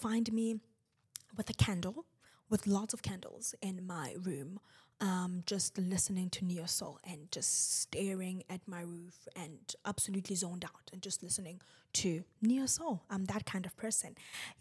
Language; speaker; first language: English; non-native, local second language; Zulu